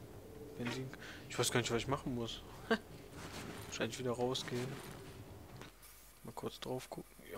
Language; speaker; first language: German; native; German